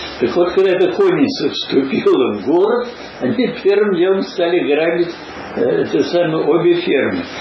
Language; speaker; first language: Russian; native; Russian